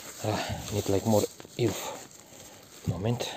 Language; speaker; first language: English; non-native, learner; Russian